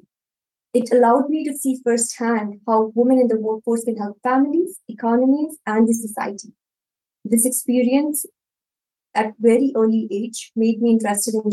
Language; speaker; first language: English; non-native, local second language; Hindi